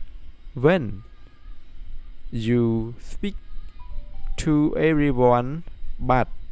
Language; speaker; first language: English; non-native, learner; Khmer